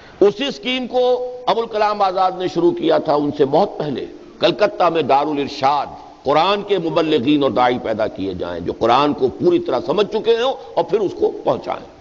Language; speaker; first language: Urdu; native; Urdu